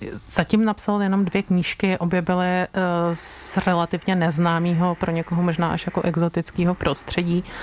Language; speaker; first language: Czech; native; Czech